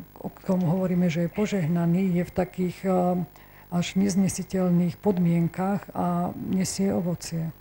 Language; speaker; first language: Slovak; native; Slovak